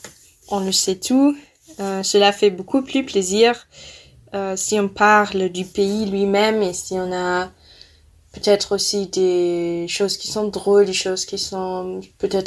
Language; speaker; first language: French; non-native, fluent; German